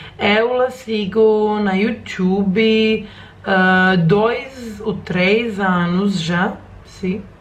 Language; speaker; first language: Portuguese; non-native, learner; Croatian